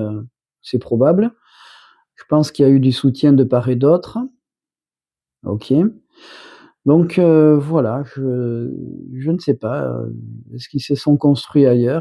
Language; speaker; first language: French; native; French